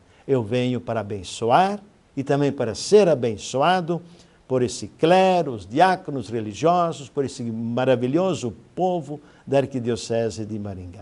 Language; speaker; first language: Portuguese; native; Portuguese